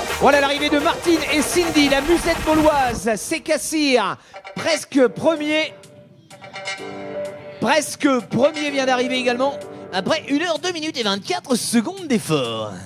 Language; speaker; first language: French; native; French